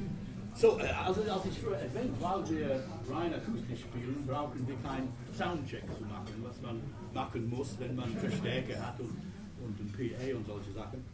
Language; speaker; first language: German; non-native, fluent; English